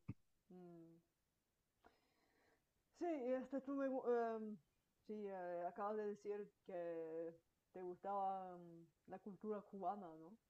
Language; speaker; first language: Spanish; non-native, fluent; Bulgarian